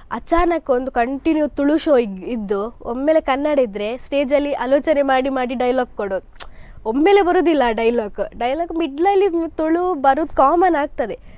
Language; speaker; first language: Kannada; native; Kannada